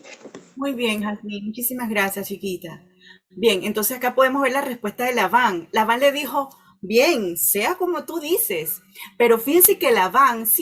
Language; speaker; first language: Spanish; native; Spanish